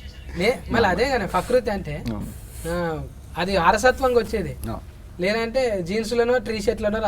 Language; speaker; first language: Telugu; native; Telugu